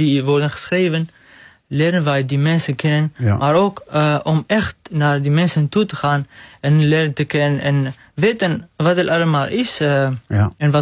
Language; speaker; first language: Dutch; non-native, fluent; Arabic